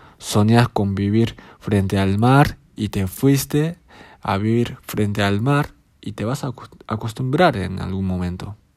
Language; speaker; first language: Spanish; non-native, fluent; Japanese